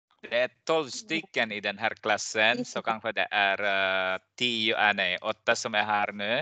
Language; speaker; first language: Swedish; non-native, fluent; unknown